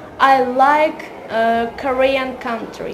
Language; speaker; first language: English; non-native, learner; Uzbek